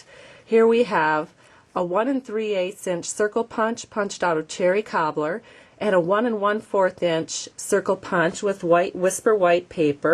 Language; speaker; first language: English; native; English